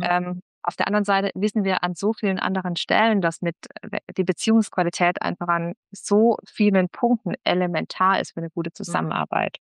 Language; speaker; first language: German; native; German